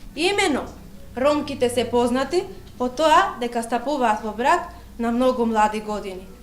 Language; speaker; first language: Macedonian; non-native, local second language; Romany